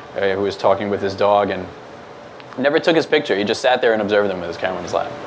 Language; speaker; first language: English; native; English